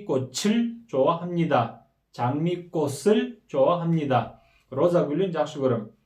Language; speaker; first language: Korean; non-native, fluent; Kyrgyz